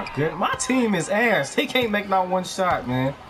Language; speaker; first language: English; native; English